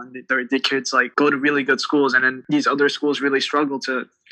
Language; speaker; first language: English; early bilingual, other home language; Tibetan